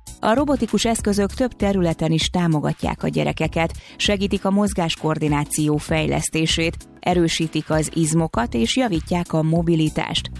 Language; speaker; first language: Hungarian; native; Hungarian